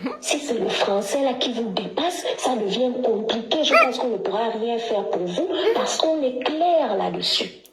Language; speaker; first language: French; native; French